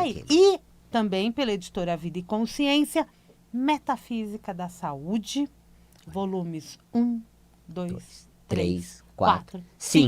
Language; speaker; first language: Portuguese; native; Portuguese